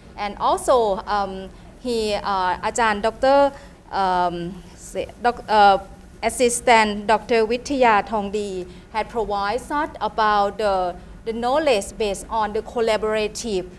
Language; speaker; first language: English; non-native, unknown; Thai